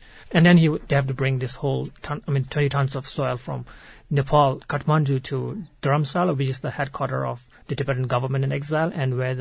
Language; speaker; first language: English; non-native, local second language; Tibetan